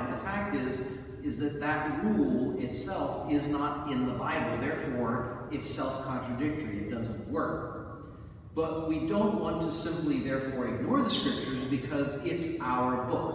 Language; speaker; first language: English; native; English